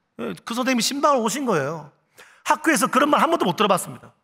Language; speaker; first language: Korean; native; Korean